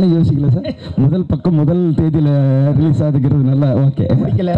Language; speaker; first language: Tamil; native; Tamil